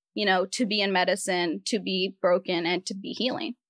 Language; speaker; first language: English; native; English